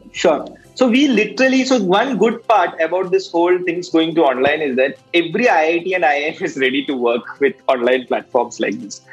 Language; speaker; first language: English; non-native, local second language; Malayalam